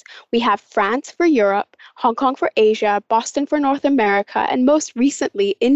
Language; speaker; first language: English; non-native, local second language; Cantonese